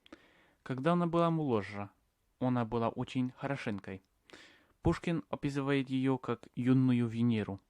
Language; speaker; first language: Russian; non-native, learner; English